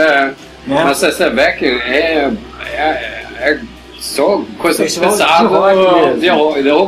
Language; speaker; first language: Portuguese; non-native, learner; Norwegian